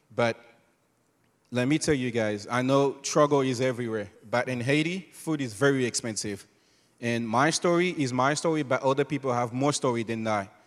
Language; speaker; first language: English; non-native, fluent; Haitian Creole